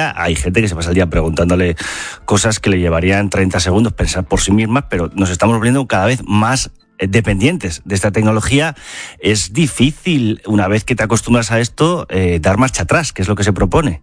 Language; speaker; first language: Spanish; native; Spanish